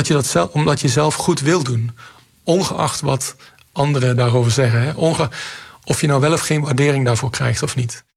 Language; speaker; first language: Dutch; native; Dutch